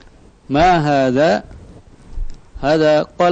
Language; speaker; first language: Arabic; non-native, learner; Indonesian